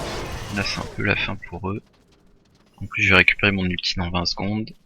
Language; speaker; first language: French; native; French